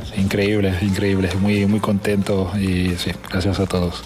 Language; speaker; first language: Spanish; non-native, fluent; French